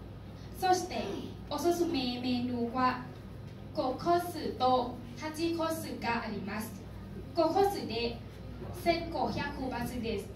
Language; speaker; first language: Japanese; non-native, learner; Thai